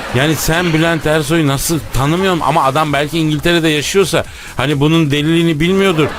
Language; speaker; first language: Turkish; native; Turkish